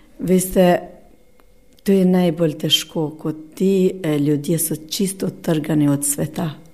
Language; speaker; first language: Slovenian; non-native, fluent; Albanian